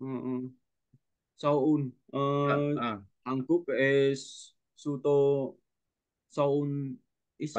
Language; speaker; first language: Korean; non-native, learner; Vietnamese